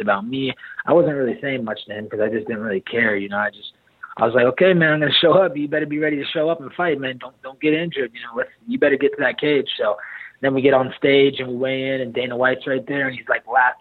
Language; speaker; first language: English; native; English